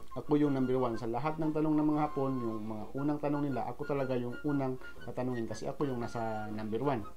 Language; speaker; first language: Filipino; non-native, local second language; Cebuano